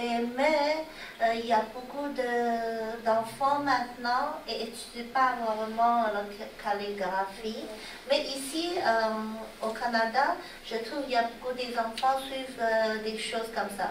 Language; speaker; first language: French; non-native, learner; Chinese